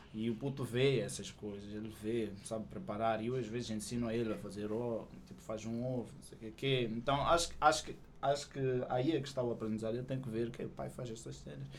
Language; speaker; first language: Portuguese; native; Portuguese